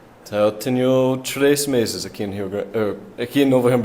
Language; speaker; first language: Portuguese; non-native, fluent; English